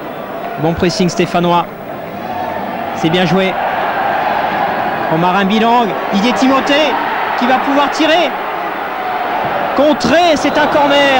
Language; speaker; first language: French; native; French